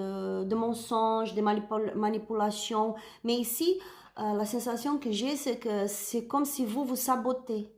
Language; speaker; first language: French; non-native, learner; Spanish